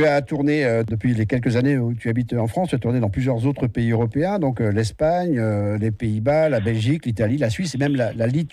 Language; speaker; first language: French; native; French